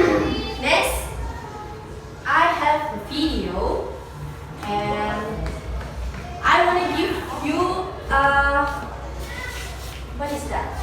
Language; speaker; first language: English; non-native, learner; Indonesian